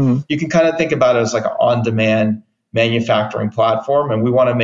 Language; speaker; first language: English; native; English